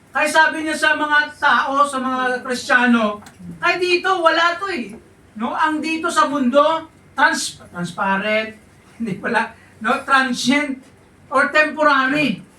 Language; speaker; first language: Filipino; non-native, local second language; Hiligaynon